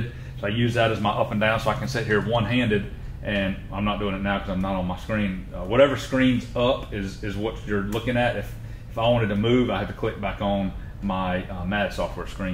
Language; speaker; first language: English; native; English